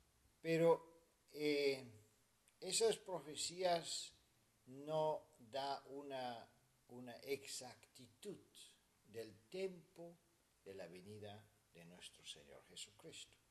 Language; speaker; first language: Spanish; non-native, fluent; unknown